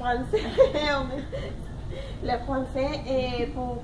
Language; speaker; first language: French; non-native, learner; Spanish